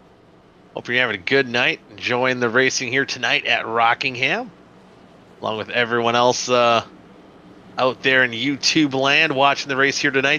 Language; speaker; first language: English; native; English